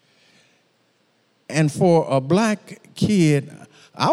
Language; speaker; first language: English; native; English